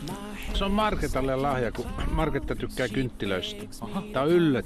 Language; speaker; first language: Finnish; native; Finnish